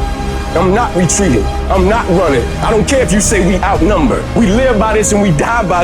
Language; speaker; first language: English; native; English